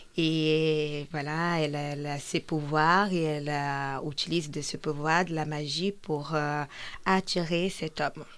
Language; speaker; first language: French; non-native, fluent; Portuguese